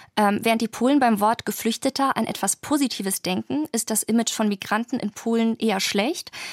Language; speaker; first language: German; early bilingual, other home language; Polish